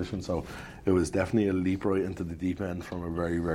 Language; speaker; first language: English; native; English